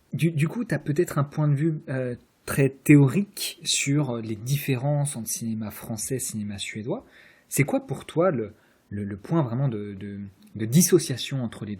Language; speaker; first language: French; native; French